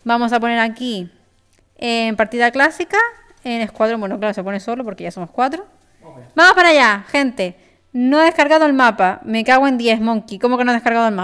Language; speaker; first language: Spanish; native; Spanish